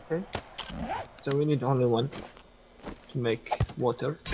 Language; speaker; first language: English; non-native, learner; Portuguese